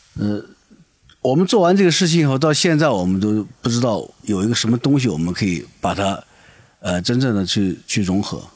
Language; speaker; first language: Chinese; native; Chinese